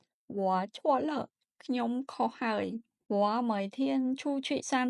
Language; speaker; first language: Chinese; non-native, fluent; Khmer